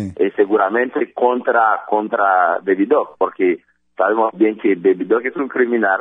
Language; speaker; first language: Spanish; non-native, fluent; Haitian Creole